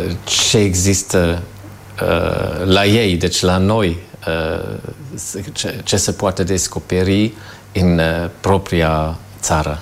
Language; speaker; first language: Romanian; non-native, fluent; German